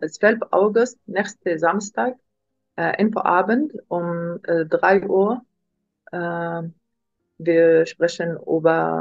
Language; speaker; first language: German; non-native, learner; Arabic